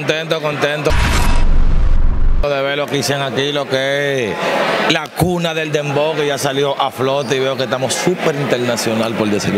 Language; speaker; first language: Spanish; native; Spanish